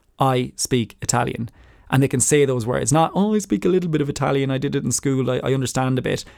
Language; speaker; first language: English; native; English